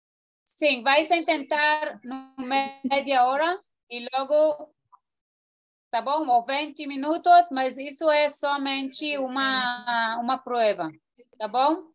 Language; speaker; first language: Portuguese; non-native, learner; Spanish